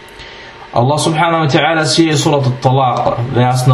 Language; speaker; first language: Danish; non-native, fluent; Arabic